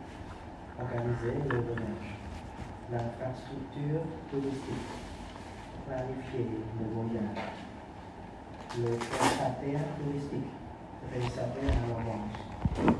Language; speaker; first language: French; non-native, learner; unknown